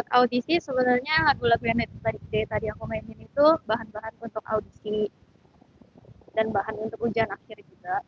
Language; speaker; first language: Indonesian; native; Indonesian